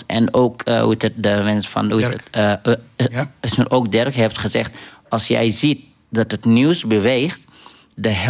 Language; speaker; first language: Dutch; non-native, fluent; Arabic